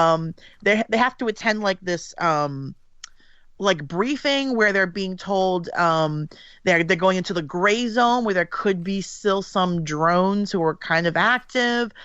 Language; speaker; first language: English; native; English